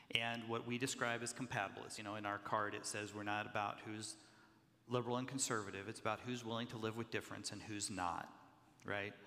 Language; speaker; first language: English; native; English